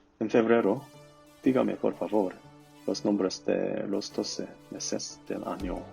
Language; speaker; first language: Spanish; non-native, learner; Korean